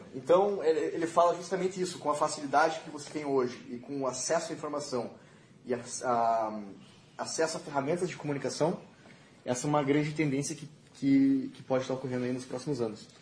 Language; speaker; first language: Portuguese; native; Portuguese